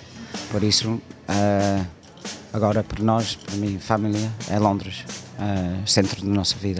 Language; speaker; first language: Portuguese; non-native, learner; English